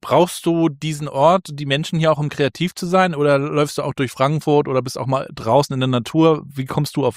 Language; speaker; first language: German; native; German